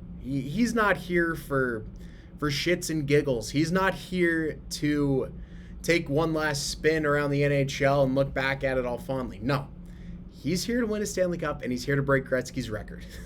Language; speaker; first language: English; native; English